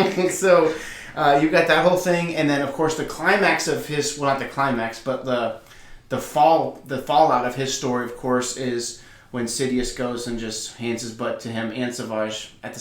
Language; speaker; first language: English; native; English